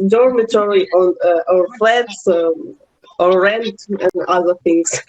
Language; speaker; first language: English; non-native, learner; Ukrainian